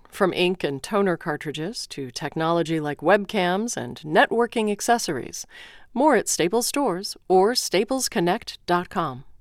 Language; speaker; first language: English; non-native, fluent; Ukrainian